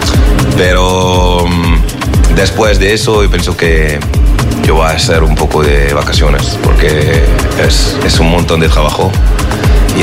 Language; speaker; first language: Spanish; non-native, learner; French